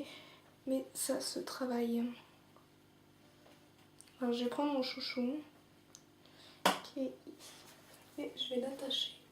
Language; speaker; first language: French; native; French